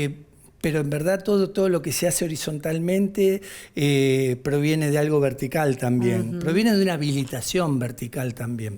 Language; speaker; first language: Spanish; native; Spanish